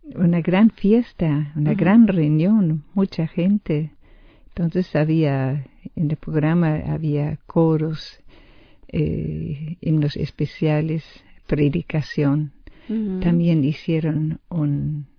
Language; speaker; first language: Spanish; non-native, fluent; German